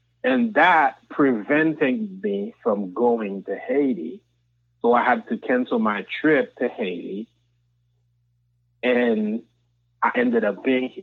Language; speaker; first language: English; non-native, fluent; Haitian Creole